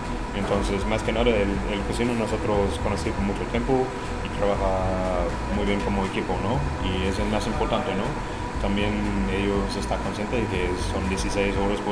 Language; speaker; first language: Spanish; non-native, fluent; English